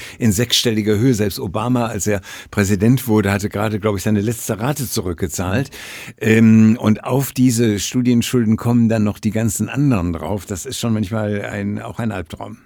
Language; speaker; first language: German; native; German